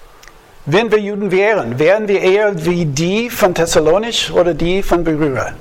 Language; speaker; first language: German; non-native, fluent; English